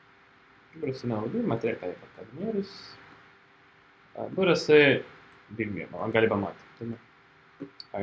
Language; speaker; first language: Turkish; non-native, fluent; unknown